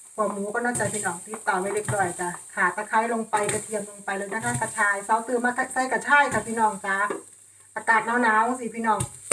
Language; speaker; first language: Thai; native; Thai